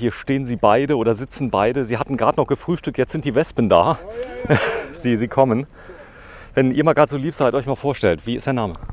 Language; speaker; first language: German; native; German